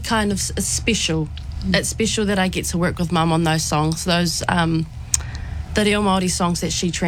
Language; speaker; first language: English; native; English